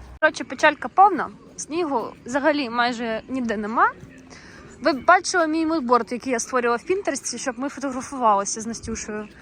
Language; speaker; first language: Ukrainian; non-native, local second language; Russian